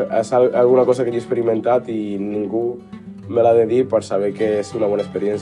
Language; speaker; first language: Catalan; early bilingual, other home language; Spanish